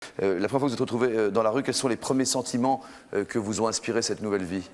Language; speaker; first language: French; native; French